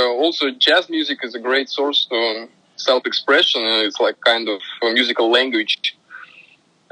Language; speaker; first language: English; non-native, fluent; Russian